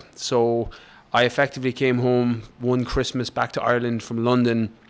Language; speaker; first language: English; native; English